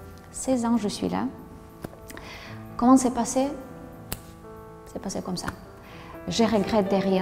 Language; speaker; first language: French; non-native, learner; Russian